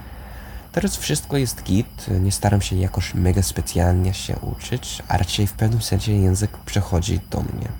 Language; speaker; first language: Polish; non-native, fluent; English